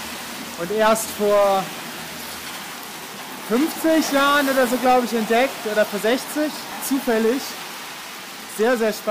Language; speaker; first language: German; native; German